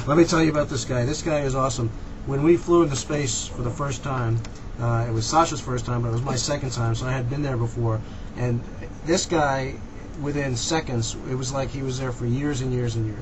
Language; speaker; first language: English; native; English